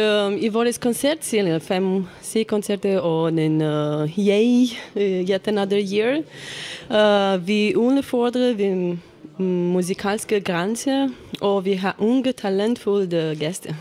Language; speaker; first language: Danish; non-native, learner; Romanian